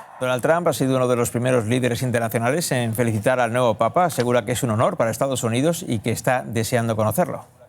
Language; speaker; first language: Spanish; native; Spanish